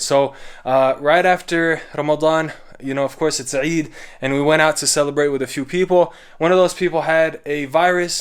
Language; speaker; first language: English; native; English